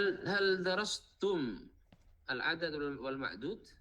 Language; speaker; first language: Arabic; non-native, fluent; Indonesian